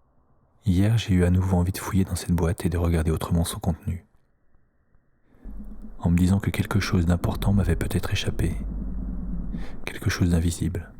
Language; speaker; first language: French; native; French